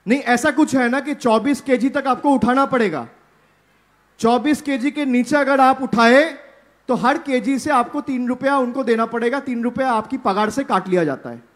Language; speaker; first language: Hindi; non-native, local second language; Bangla